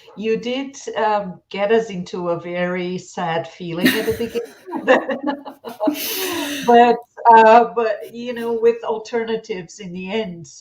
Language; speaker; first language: English; non-native, fluent; Portuguese